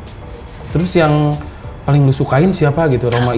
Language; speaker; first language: Indonesian; native; Indonesian